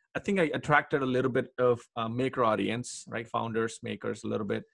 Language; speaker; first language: English; non-native, local second language; Telugu